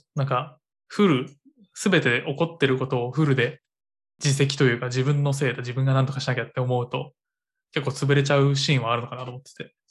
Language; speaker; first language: Japanese; native; Japanese